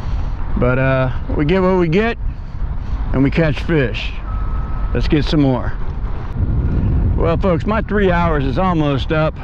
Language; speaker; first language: English; native; English